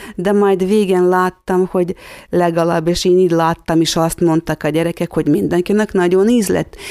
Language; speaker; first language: Hungarian; non-native, fluent; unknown